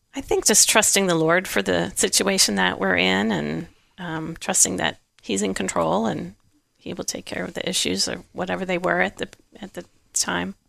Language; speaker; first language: English; native; English